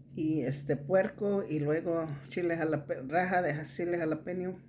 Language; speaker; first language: Spanish; early bilingual, heritage; Spanish